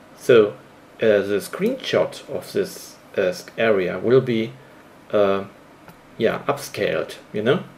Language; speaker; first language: English; non-native, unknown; German